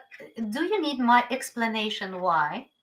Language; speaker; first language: English; non-native, learner; Ukrainian